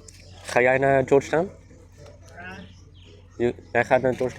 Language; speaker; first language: Dutch; non-native, learner; English